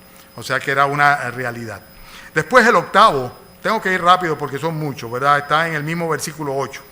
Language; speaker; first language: Spanish; native; Spanish